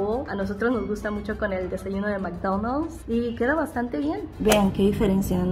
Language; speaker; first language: Spanish; native; Spanish